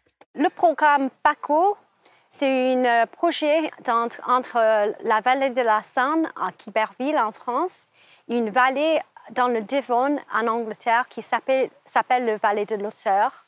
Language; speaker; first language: French; non-native, fluent; English